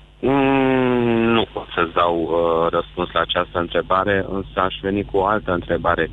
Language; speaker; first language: Romanian; non-native, local second language; Hungarian